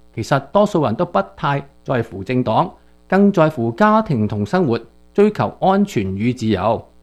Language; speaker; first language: Chinese; non-native, local second language; Cantonese